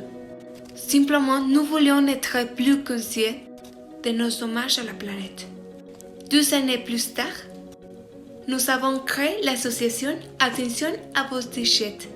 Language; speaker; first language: French; non-native, learner; Spanish